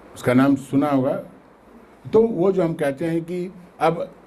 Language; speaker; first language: Hindi; non-native, local second language; Bangla